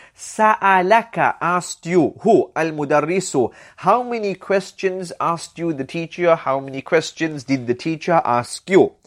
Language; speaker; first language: English; native; English